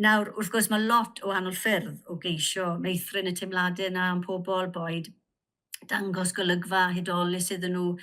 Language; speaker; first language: Welsh; native; Welsh